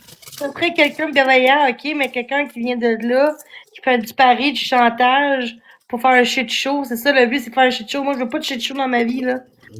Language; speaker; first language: French; native; French